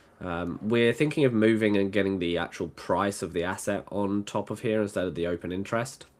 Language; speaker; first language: English; native; English